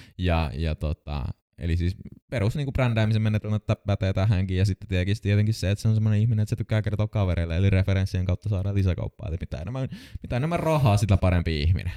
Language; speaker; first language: Finnish; native; Finnish